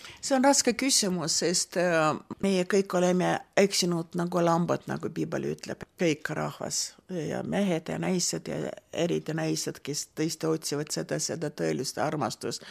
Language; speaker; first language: Estonian; non-native, local second language; Russian